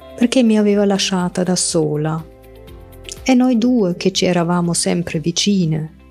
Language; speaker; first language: Italian; non-native, fluent; German